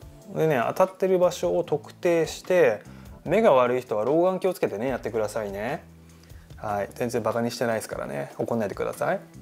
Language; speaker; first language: Japanese; native; Japanese